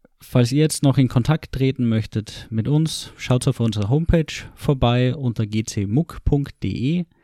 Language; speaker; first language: German; native; German